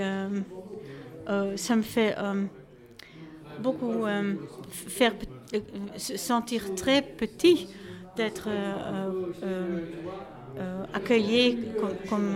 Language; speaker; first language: French; non-native, learner; Dutch